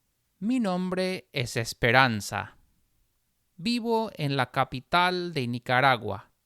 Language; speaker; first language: Spanish; non-native, fluent; English